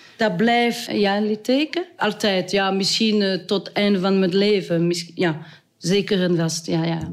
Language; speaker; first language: Dutch; non-native, local second language; French